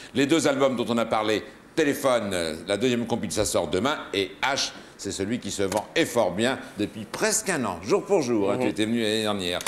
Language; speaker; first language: French; native; French